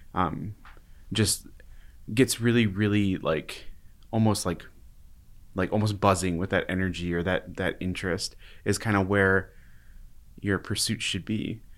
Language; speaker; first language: English; native; English